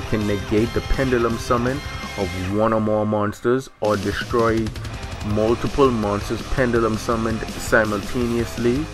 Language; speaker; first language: English; native; English